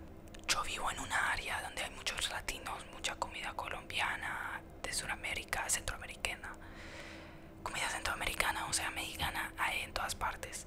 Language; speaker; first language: Spanish; early bilingual, heritage; Spanish